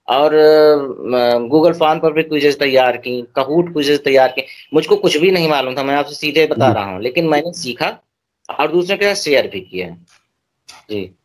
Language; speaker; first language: Hindi; native; Hindi